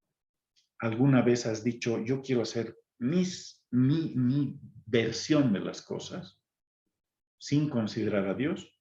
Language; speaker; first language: Spanish; native; Spanish